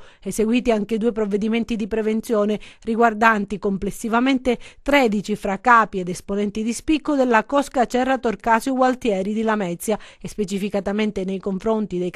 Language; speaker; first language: Italian; native; Italian